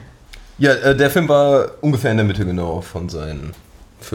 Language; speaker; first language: German; native; German